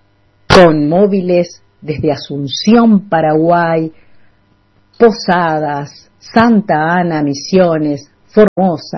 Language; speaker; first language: Spanish; native; Spanish